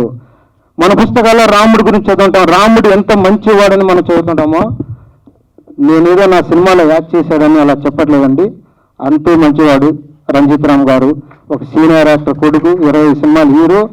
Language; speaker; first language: Telugu; native; Telugu